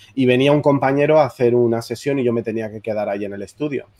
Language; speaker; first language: Spanish; native; Spanish